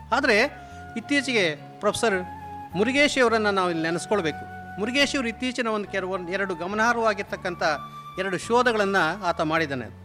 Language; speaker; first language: Kannada; native; Kannada